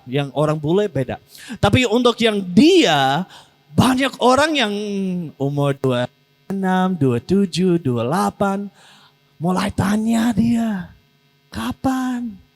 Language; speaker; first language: Indonesian; non-native, learner; English